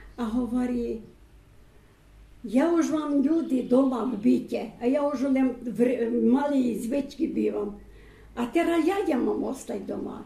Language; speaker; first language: Slovak; non-native, local second language; Rusyn